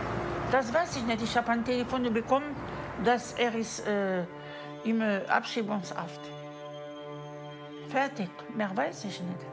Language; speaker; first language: German; non-native, learner; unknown